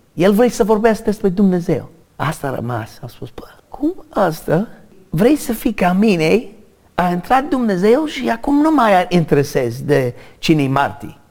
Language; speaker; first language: Romanian; non-native, learner; English